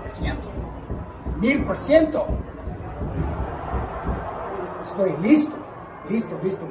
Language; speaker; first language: Spanish; early bilingual, heritage; English